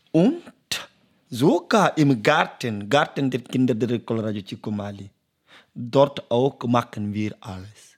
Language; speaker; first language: German; non-native, learner; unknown